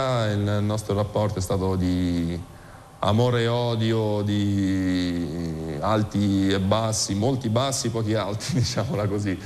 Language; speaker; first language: Italian; native; Italian